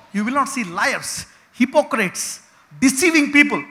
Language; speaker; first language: English; non-native, local second language; Telugu